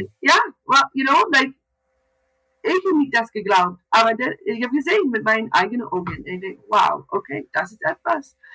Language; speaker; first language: German; non-native, learner; English